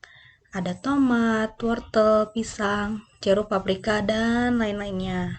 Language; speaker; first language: Indonesian; native; Indonesian